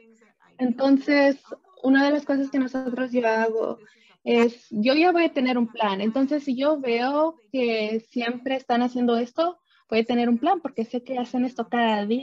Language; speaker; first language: Spanish; early bilingual, other home language; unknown